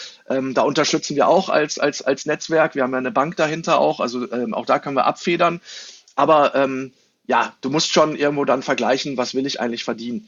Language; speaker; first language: German; native; German